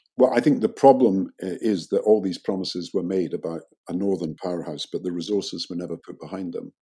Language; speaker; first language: English; native; English